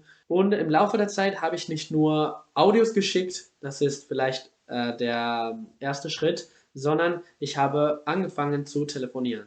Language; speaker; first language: German; non-native, fluent; Spanish